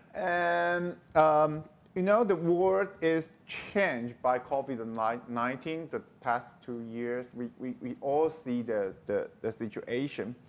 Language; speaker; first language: English; non-native, learner; Chinese